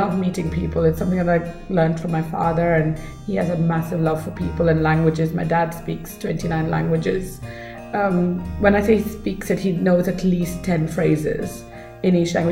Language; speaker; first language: English; non-native, local second language; Kannada